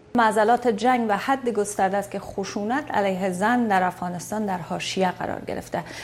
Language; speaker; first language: Persian; native; Persian